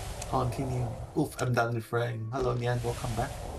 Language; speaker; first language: English; non-native, local second language; Chinese